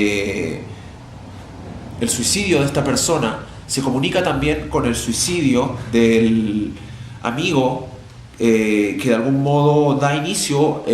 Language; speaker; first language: Spanish; native; Spanish